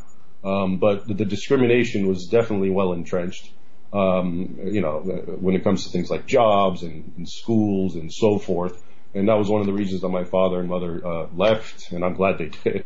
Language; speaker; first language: English; native; English